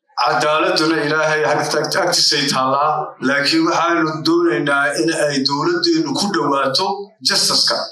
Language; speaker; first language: Somali; native; Somali